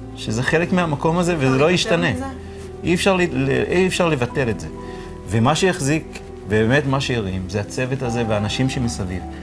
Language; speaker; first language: Hebrew; non-native, local second language; Arabic